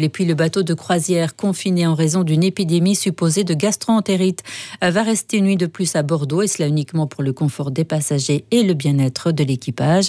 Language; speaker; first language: French; native; French